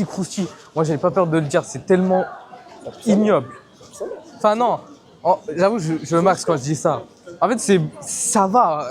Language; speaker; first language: French; native; French